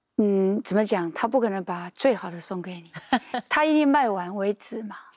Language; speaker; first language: Chinese; native; Chinese